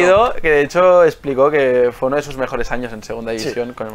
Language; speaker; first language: Spanish; native; Spanish